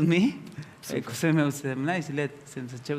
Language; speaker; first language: Slovenian; non-native, learner; Spanish